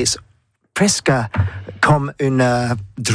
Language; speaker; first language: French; non-native, learner; English